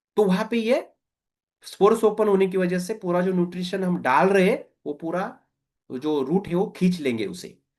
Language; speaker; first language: Hindi; non-native, local second language; Marathi